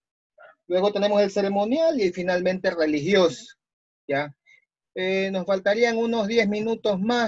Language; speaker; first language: Spanish; native; Spanish